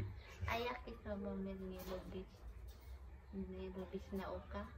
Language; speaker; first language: Polish; non-native, learner; Cebuano